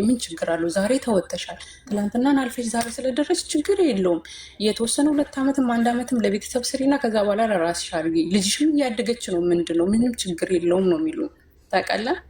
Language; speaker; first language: Amharic; native; Amharic